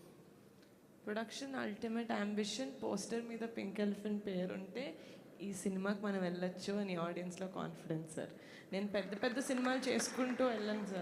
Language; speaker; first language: Telugu; native; Telugu